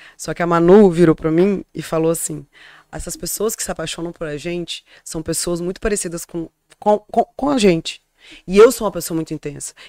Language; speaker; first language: Portuguese; native; Portuguese